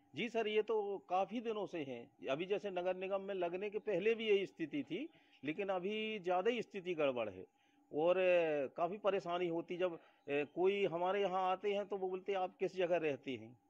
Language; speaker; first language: Hindi; native; Hindi